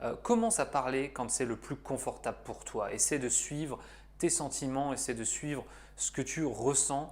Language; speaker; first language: French; native; French